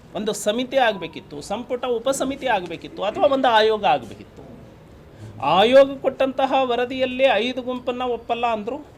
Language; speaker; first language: Kannada; non-native, local second language; Lambadi